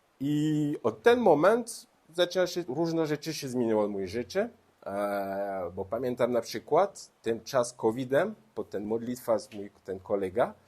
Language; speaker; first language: Polish; non-native, learner; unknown